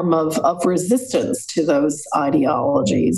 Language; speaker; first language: English; native; English